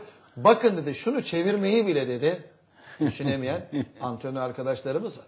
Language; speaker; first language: Turkish; native; Turkish